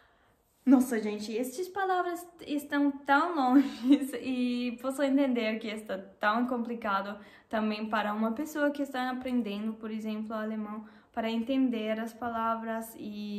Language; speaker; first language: Portuguese; non-native, learner; German